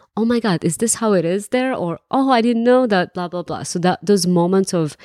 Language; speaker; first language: English; non-native, fluent; Arabic